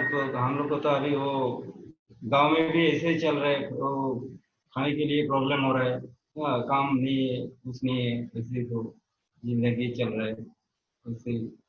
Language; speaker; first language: Hindi; non-native, local second language; Bangla